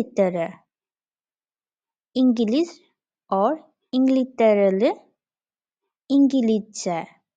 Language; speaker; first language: Turkish; non-native, fluent; Bangla